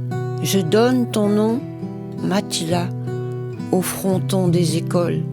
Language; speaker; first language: French; native; French